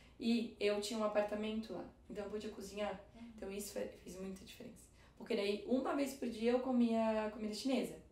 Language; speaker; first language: Portuguese; native; Portuguese